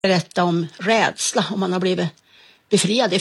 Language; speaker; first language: Swedish; native; Swedish